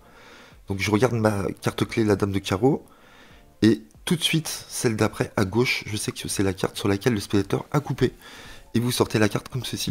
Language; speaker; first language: French; native; French